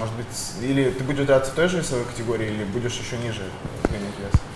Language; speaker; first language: Russian; native; Russian